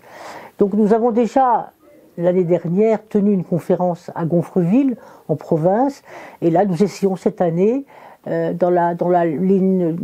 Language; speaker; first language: French; native; French